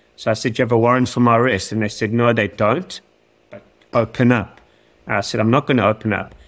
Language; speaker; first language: English; native; English